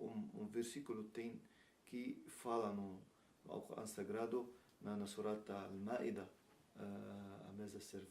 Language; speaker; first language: Portuguese; non-native, learner; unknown